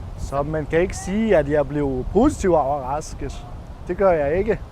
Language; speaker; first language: Danish; non-native, fluent; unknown